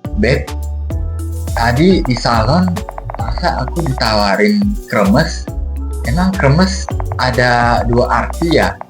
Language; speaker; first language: Indonesian; non-native, fluent; English